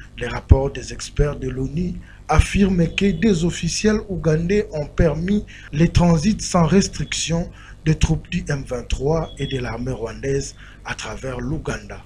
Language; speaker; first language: French; non-native, local second language; Lingala